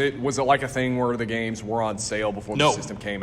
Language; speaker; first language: English; native; English